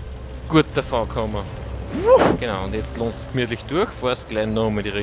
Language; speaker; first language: German; native; German